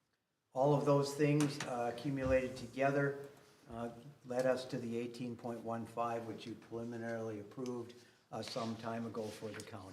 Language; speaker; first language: English; native; English